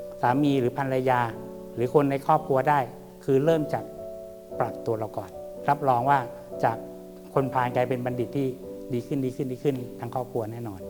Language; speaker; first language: Thai; native; Thai